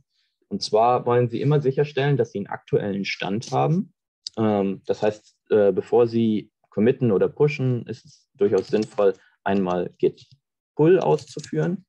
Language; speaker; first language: German; native; German